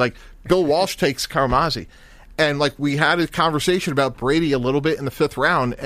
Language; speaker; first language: English; native; English